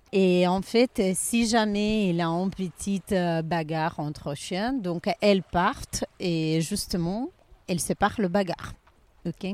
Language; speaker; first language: French; non-native, learner; Ukrainian